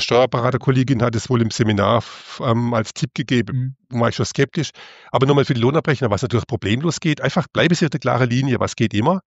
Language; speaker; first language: German; native; German